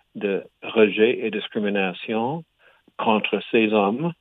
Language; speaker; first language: French; native; French